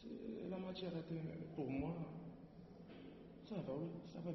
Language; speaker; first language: French; non-native, learner; Arabic